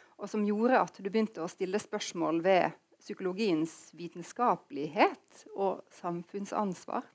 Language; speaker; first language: Norwegian; native; Norwegian